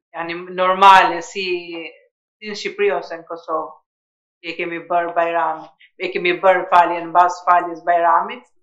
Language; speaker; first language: Albanian; native; Albanian